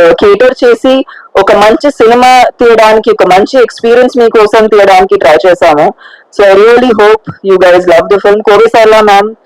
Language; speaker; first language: Telugu; non-native, fluent; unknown